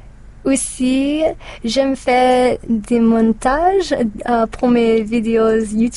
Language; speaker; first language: French; non-native, learner; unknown